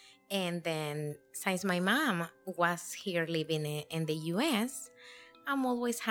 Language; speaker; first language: English; non-native, learner; Spanish